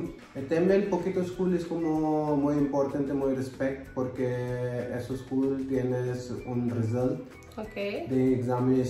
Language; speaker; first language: Spanish; non-native, learner; Hindi